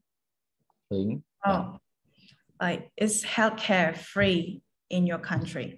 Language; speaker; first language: English; non-native, fluent; Khmer